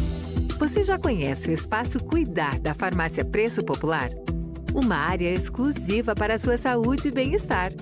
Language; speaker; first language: Portuguese; native; Portuguese